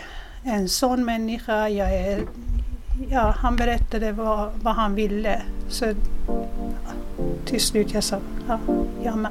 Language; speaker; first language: Swedish; non-native, fluent; Persian